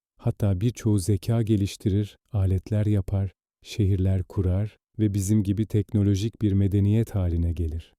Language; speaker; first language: Turkish; native; Turkish